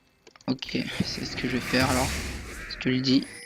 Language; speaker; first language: French; native; French